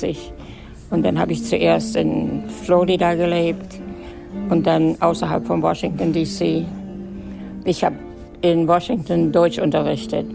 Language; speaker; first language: German; native; German